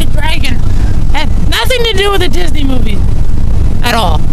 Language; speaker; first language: English; native; English